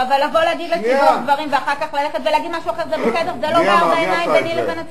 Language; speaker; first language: Hebrew; native; Hebrew